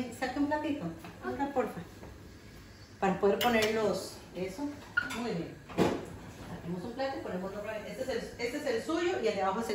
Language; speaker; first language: Spanish; native; Spanish